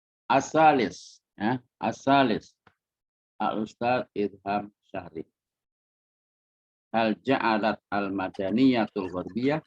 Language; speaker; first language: Arabic; non-native, fluent; Indonesian